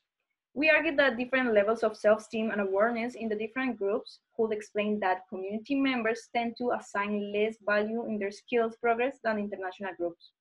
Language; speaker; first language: English; non-native, fluent; Spanish